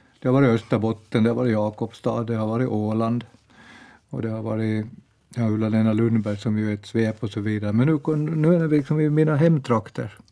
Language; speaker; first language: Swedish; native; Swedish